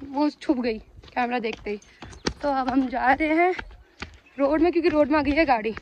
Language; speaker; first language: Hindi; native; Hindi